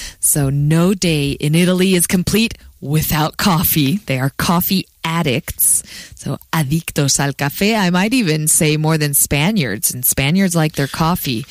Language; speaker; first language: English; native; English